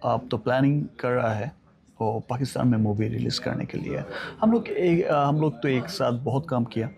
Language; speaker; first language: Hindi; non-native, learner; Bangla